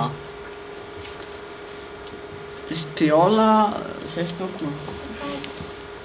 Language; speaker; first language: German; early bilingual, other home language; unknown